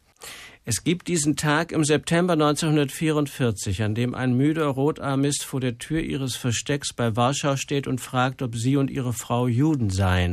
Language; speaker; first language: German; native; German